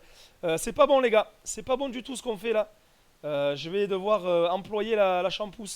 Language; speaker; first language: French; native; French